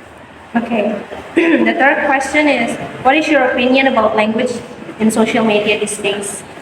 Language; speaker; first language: English; non-native, learner; Indonesian